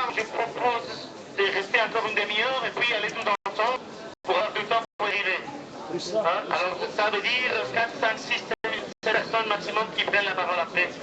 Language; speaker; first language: French; non-native, fluent; Spanish